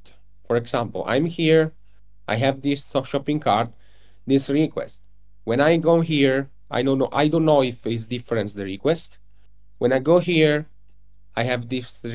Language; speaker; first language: English; non-native, learner; Italian